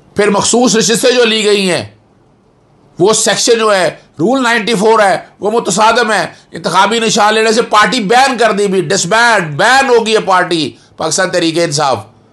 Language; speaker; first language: Urdu; non-native, local second language; Punjabi